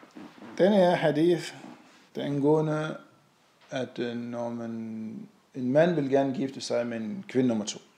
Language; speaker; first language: Danish; non-native, fluent; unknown